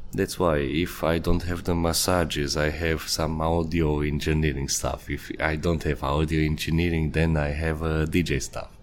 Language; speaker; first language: English; non-native, fluent; Hungarian